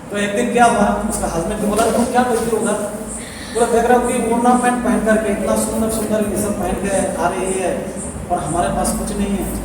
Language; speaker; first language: Hindi; non-native, local second language; Telugu